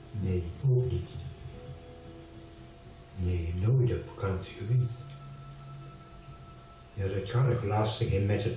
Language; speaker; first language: Dutch; non-native, local second language; Limburgish